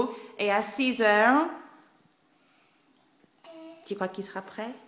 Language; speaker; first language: French; non-native, fluent; English